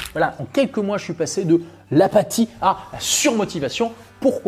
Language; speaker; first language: French; native; French